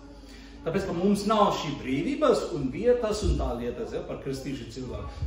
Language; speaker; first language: Latvian; non-native, learner; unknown